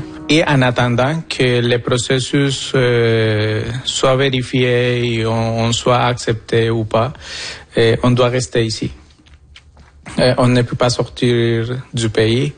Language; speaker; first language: French; non-native, fluent; Spanish